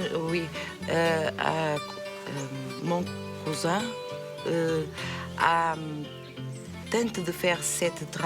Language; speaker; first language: French; non-native, local second language; Portuguese